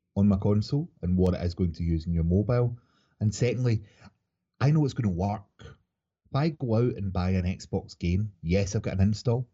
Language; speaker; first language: English; native; English